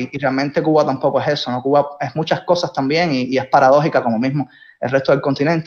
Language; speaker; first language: Spanish; native; Spanish